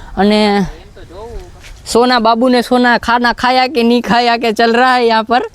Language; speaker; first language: Hindi; non-native, local second language; Gujarati